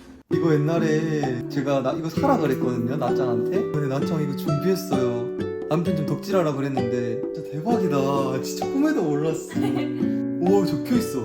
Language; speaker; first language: Korean; native; Korean